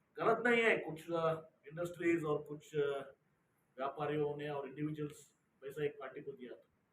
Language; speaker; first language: Hindi; non-native, local second language; Kannada